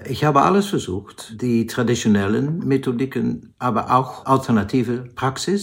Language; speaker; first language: German; non-native, learner; Dutch